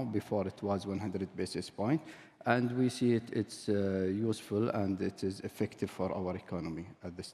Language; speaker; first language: English; non-native, fluent; Arabic